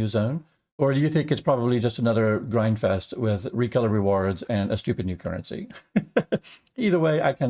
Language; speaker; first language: English; native; English